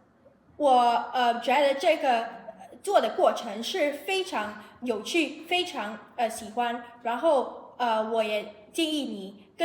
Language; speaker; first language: Chinese; non-native, learner; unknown